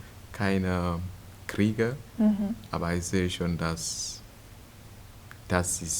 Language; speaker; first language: German; non-native, fluent; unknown